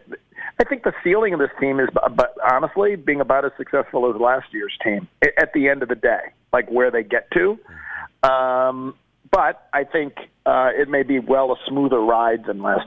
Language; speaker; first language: English; native; English